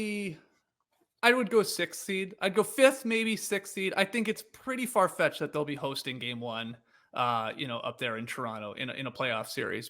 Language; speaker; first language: English; native; English